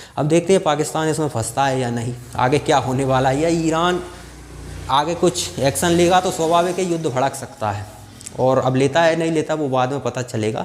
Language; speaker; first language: Hindi; native; Hindi